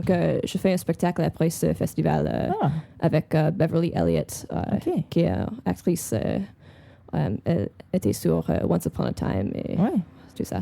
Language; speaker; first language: French; non-native, fluent; English